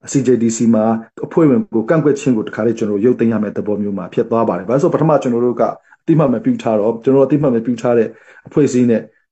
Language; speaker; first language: Burmese; non-native, local second language; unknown